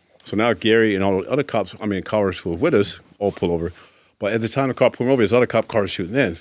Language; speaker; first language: English; native; English